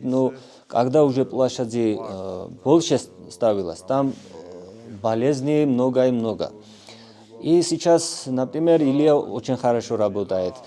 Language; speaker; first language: Russian; non-native, fluent; Georgian